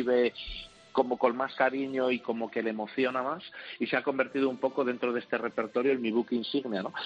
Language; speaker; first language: Spanish; native; Spanish